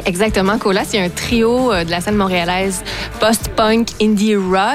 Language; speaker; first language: French; native; French